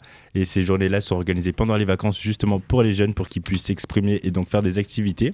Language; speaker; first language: French; native; French